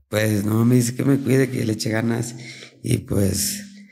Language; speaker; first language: Spanish; native; Spanish